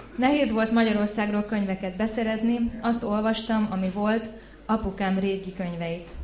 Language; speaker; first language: Hungarian; early bilingual, heritage; Hungarian